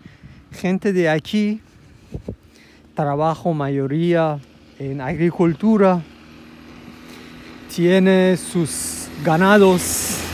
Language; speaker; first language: Spanish; non-native, learner; Persian